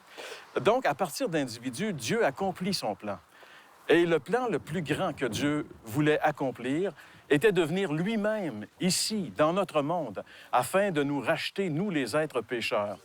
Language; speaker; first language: French; native; French